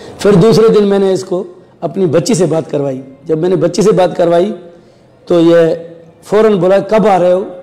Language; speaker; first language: Urdu; non-native, local second language; Sindhi